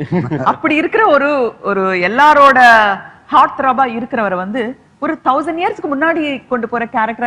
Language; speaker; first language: Tamil; native; Tamil